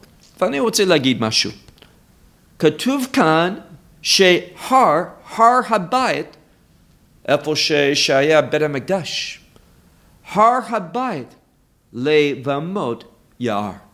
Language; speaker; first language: Hebrew; non-native, fluent; English